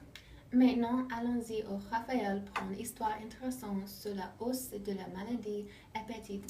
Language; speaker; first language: French; non-native, learner; English